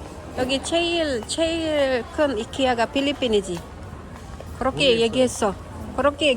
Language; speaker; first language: Korean; non-native, learner; Filipino